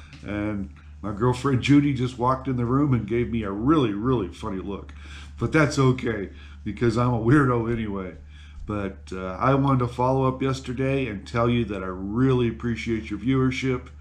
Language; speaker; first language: English; native; English